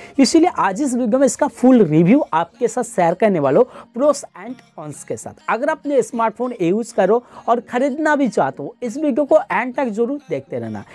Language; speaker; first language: Hindi; non-native, local second language; Bangla